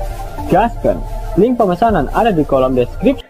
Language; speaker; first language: Indonesian; native; Indonesian